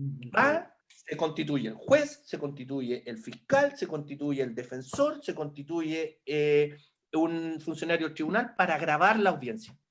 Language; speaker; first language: Spanish; native; Spanish